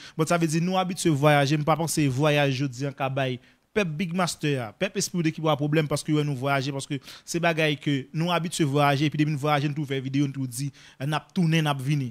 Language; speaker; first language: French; non-native, local second language; Haitian Creole